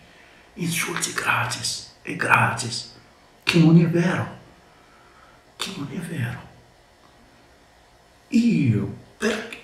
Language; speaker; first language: Italian; non-native, learner; Arabic